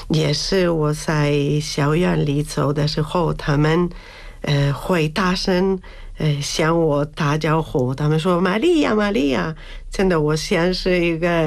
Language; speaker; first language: Chinese; non-native, learner; Spanish